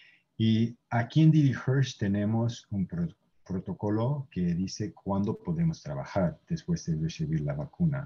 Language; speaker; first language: Spanish; non-native, fluent; English